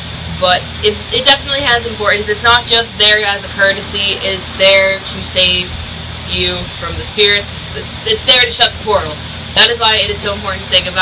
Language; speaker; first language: English; native; English